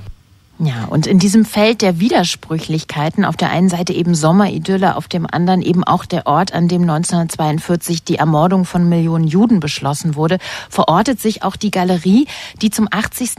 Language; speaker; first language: German; native; German